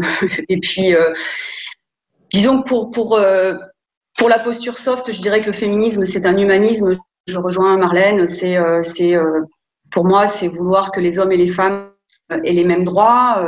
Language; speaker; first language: French; native; French